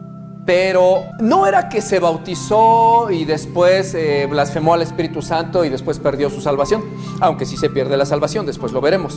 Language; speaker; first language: Spanish; native; Spanish